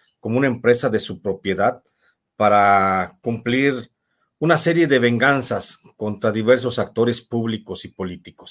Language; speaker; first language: Spanish; native; Spanish